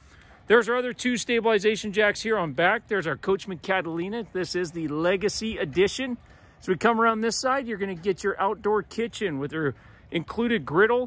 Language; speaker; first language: English; native; English